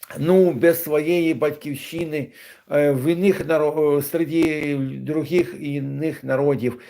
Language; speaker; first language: Ukrainian; non-native, local second language; Russian